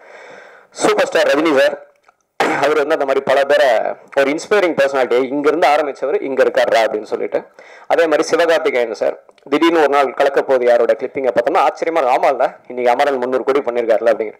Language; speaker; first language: Tamil; native; Tamil